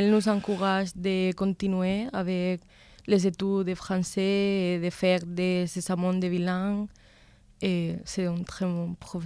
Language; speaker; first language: French; non-native, learner; Spanish